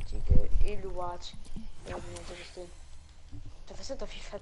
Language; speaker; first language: German; non-native, local second language; Luxembourgish